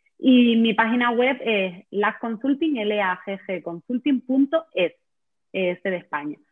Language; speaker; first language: Spanish; native; Spanish